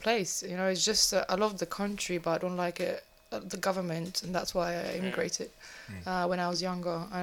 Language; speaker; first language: English; non-native, fluent; Bulgarian